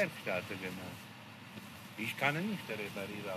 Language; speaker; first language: German; non-native, learner; Italian